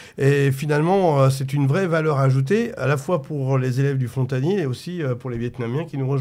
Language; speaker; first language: French; native; French